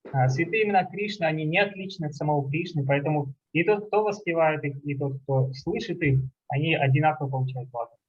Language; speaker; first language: Russian; native; Russian